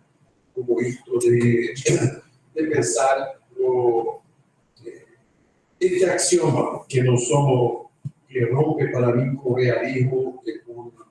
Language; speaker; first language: Spanish; non-native, fluent; Portuguese